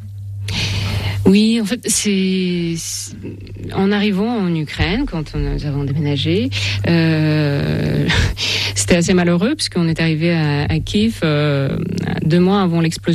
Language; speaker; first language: French; non-native, fluent; Russian